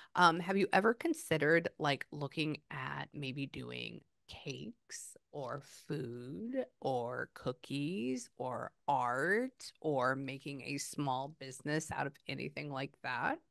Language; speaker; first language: English; native; English